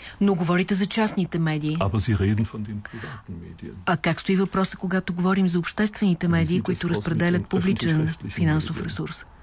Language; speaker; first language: Bulgarian; native; Bulgarian